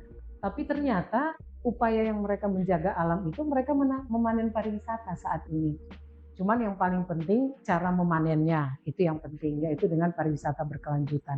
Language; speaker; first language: Indonesian; native; Indonesian